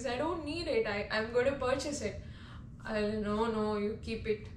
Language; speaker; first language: English; non-native, local second language; Kannada